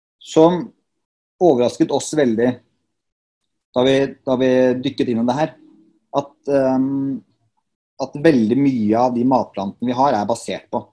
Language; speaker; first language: Norwegian; native; Norwegian